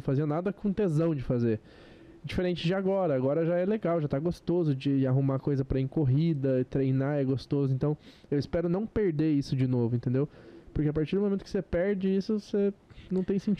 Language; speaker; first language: Portuguese; native; Portuguese